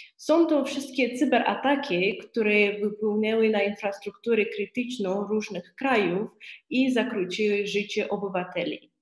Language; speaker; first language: Polish; non-native, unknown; Romanian